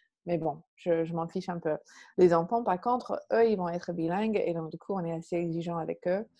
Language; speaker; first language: French; non-native, fluent; English